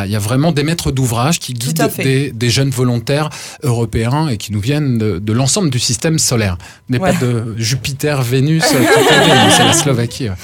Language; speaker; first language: French; native; French